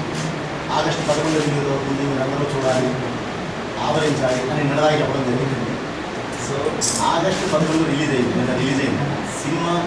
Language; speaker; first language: Telugu; native; Telugu